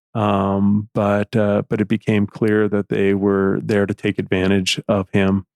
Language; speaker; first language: English; native; English